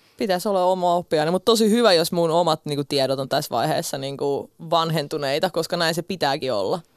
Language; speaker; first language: Finnish; early bilingual, other home language; Russian